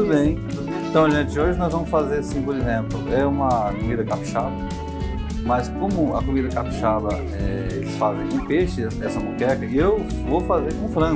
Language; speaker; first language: Portuguese; native; Portuguese